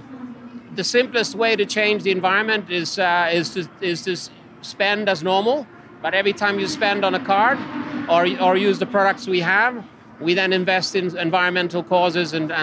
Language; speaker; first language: English; non-native, fluent; Finnish